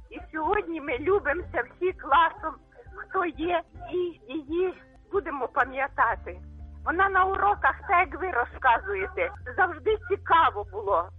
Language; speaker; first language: Ukrainian; native; Ukrainian